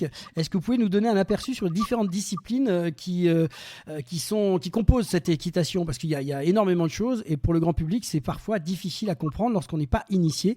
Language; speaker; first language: French; native; French